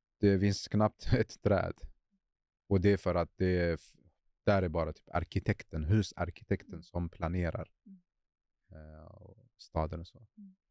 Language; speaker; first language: Swedish; non-native, fluent; Arabic